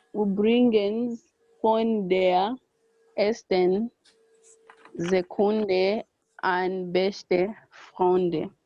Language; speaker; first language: German; non-native, learner; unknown